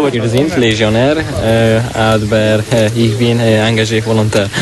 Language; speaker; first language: German; non-native, learner; Hungarian